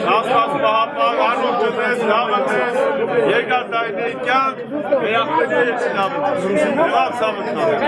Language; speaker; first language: Armenian; native; Armenian